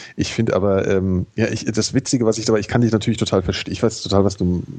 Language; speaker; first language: German; native; German